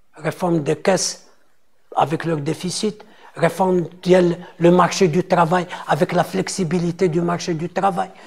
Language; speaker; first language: French; non-native, local second language; Arabic